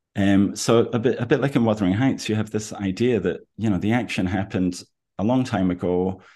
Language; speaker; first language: English; native; English